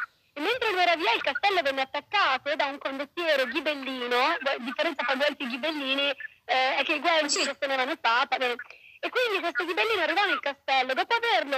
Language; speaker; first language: Italian; native; Italian